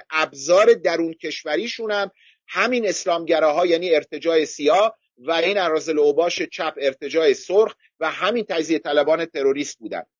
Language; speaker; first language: Persian; non-native, local second language; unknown